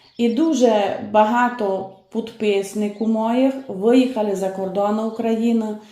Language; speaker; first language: Ukrainian; native; Ukrainian